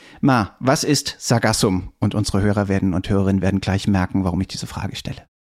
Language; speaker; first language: German; native; German